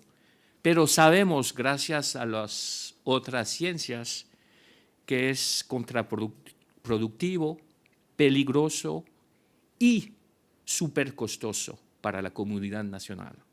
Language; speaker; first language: Spanish; non-native, fluent; French